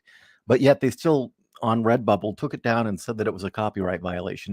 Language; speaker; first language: English; native; English